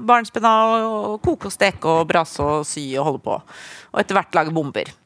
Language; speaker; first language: Norwegian; native; Norwegian